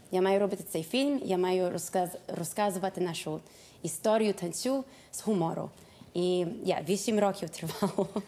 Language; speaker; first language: Ukrainian; early bilingual, heritage; Ukrainian